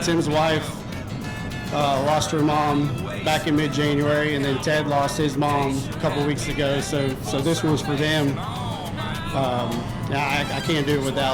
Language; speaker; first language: English; native; English